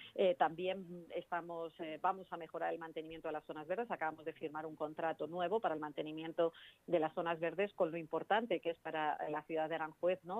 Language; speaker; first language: Spanish; native; Spanish